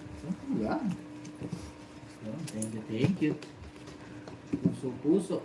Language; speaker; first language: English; non-native, local second language; Filipino